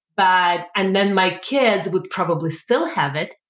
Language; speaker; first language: English; non-native, fluent; Ukrainian